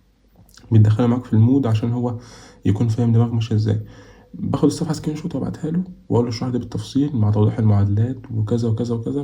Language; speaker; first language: Arabic; native; Arabic